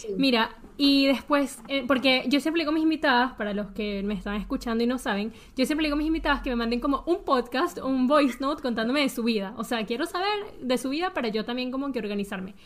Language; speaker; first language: Spanish; early bilingual, heritage; Spanish